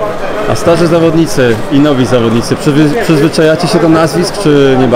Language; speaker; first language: Polish; native; Polish